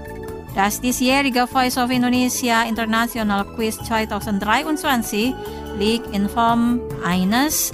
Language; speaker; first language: German; non-native, fluent; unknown